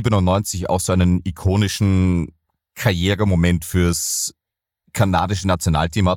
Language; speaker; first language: German; native; German